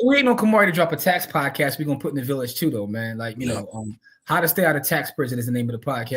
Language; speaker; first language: English; native; English